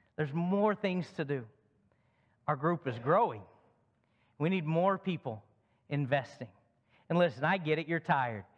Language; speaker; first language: English; native; English